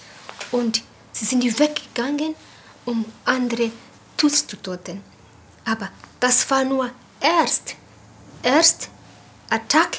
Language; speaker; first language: German; non-native, learner; Kinyarwanda